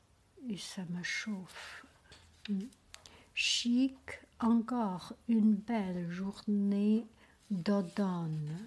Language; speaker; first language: French; non-native, learner; Chinese